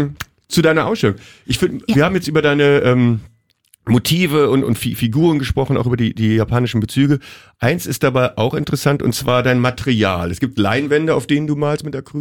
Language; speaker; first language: German; native; German